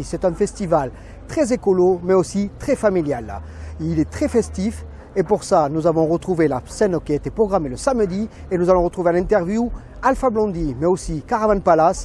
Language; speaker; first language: French; native; French